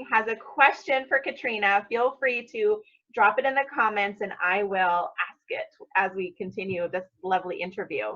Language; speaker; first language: English; native; English